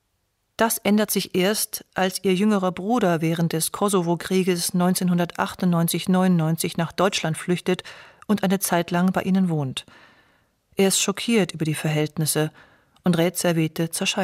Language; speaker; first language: German; native; German